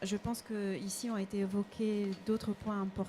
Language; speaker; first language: French; native; French